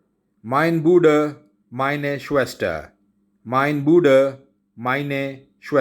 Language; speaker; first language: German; non-native, learner; Urdu